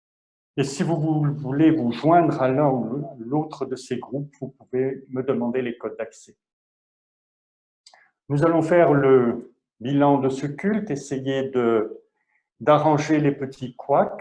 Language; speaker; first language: French; native; French